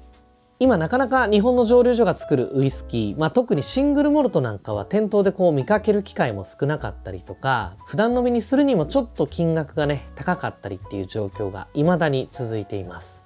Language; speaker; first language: Japanese; native; Japanese